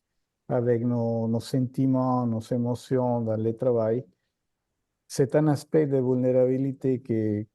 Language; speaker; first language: French; non-native, fluent; Spanish